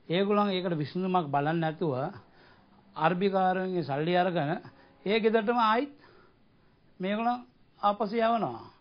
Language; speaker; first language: Sinhala; non-native, local second language; Tamil